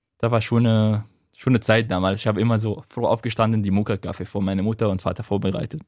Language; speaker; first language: German; non-native, fluent; Arabic